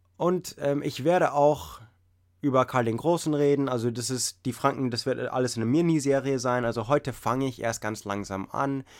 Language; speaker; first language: German; non-native, fluent; English